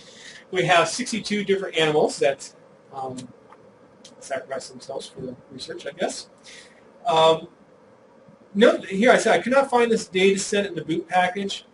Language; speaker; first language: English; native; English